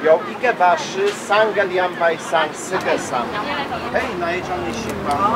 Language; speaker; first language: Chinese; non-native, learner; Polish